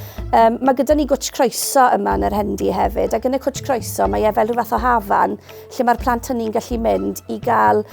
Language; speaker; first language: Welsh; native; Welsh